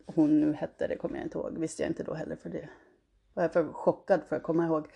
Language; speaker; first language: Swedish; early bilingual, heritage; Swedish